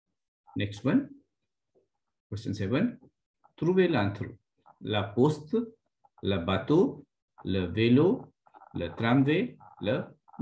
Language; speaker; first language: French; non-native, fluent; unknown